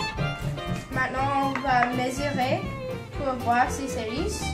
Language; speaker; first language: French; non-native, learner; English